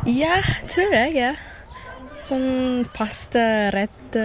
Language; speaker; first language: Norwegian; non-native, learner; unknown